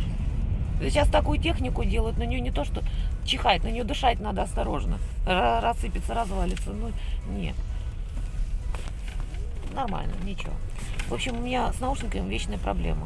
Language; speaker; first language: Russian; native; Russian